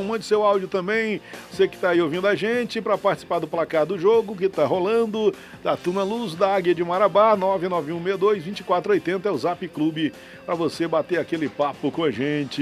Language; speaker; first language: Portuguese; native; Portuguese